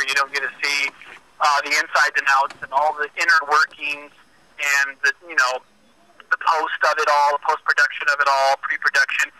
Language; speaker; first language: English; native; English